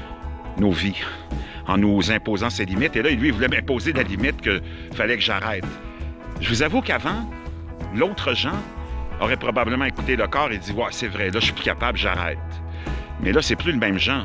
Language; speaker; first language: French; native; French